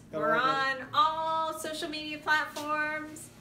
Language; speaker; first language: English; native; English